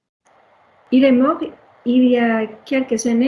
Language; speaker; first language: French; non-native, learner; English